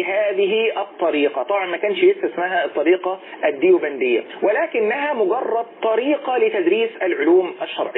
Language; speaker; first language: Arabic; native; Arabic